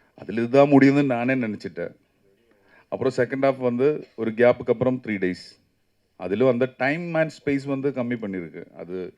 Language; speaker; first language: Tamil; non-native, learner; Malayalam